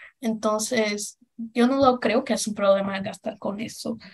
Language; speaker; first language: Spanish; non-native, learner; Portuguese